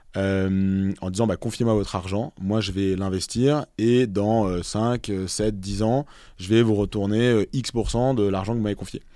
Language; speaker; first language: French; native; French